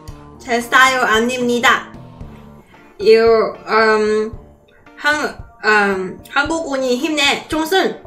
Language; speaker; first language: Korean; non-native, learner; Cantonese